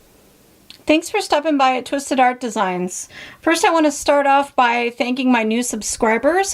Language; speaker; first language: English; native; English